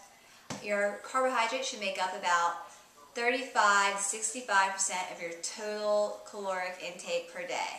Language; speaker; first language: English; native; English